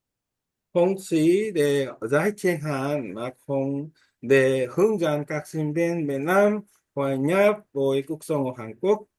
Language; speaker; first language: Vietnamese; non-native, learner; Korean